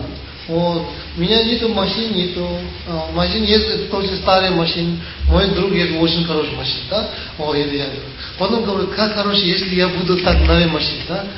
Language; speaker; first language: Russian; non-native, learner; Tibetan